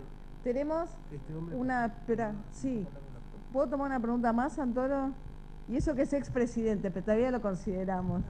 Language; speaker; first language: Spanish; native; Spanish